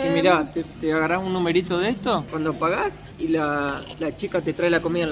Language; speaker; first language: Spanish; native; Spanish